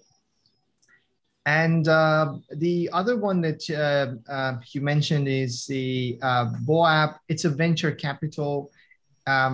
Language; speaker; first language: English; non-native, fluent; Persian